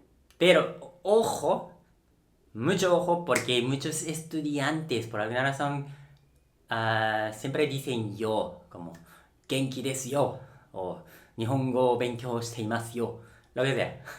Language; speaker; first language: Spanish; non-native, local second language; Japanese